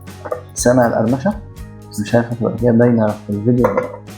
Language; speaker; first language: Arabic; native; Arabic